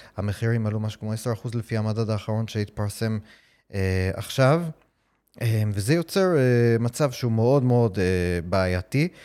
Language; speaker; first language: Hebrew; non-native, fluent; English